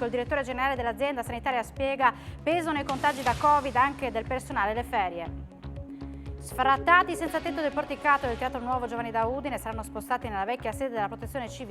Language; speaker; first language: Italian; native; Italian